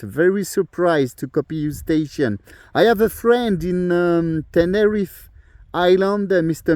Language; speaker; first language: English; non-native, learner; French